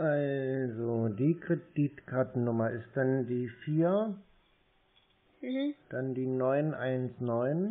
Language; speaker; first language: German; native; German